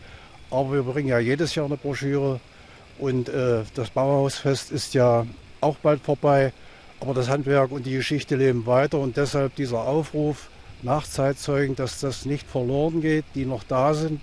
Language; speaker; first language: German; native; German